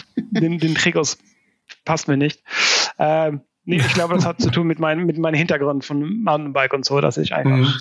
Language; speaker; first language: German; non-native, fluent; Swedish